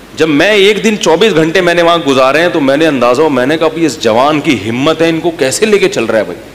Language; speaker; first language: Urdu; native; Urdu